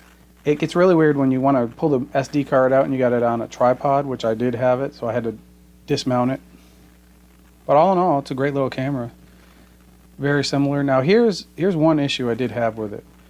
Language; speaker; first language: English; native; English